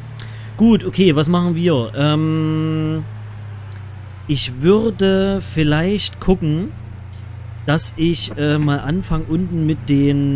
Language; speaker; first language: German; native; German